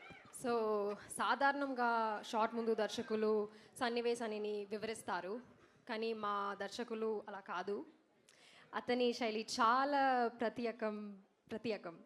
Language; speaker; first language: Telugu; non-native, learner; Malayalam